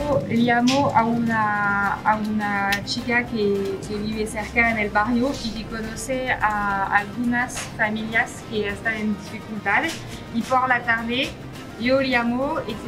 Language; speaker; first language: Spanish; non-native, fluent; French